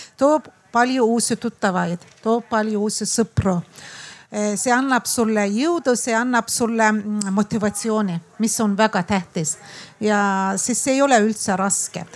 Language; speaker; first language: Estonian; non-native, fluent; Azerbaijani